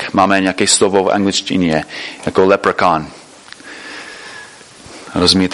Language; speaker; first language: Czech; non-native, fluent; English